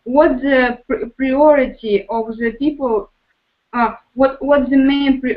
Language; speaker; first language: English; non-native, learner; Russian